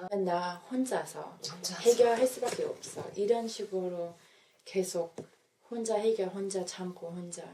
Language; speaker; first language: Korean; non-native, fluent; English